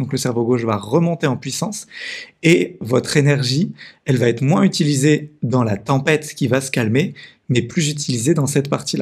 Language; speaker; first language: French; native; French